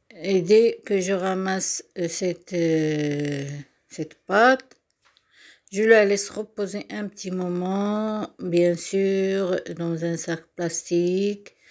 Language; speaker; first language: French; non-native, local second language; Arabic